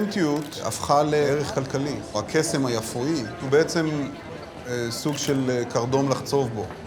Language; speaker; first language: Hebrew; native; Hebrew